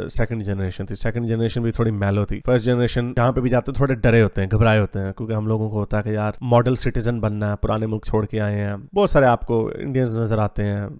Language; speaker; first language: Urdu; native; Urdu